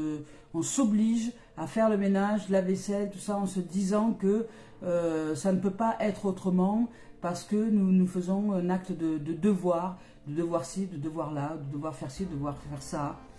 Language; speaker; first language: French; native; French